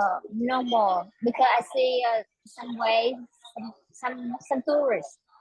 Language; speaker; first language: English; non-native, learner; Vietnamese